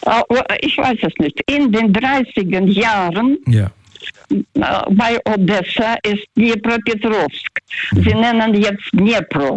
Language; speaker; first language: German; early bilingual, other home language; Russian